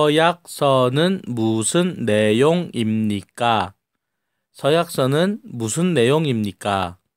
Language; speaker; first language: Korean; native; Korean